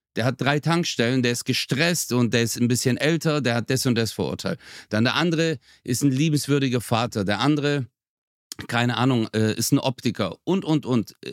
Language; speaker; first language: German; early bilingual, other home language; Turkish